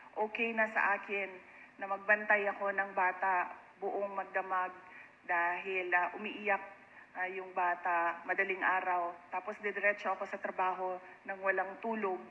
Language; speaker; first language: Filipino; non-native, local second language; Cebuano